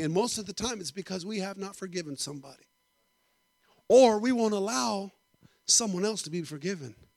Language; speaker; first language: English; native; English